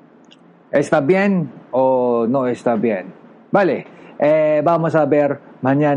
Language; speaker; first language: Spanish; non-native, learner; Filipino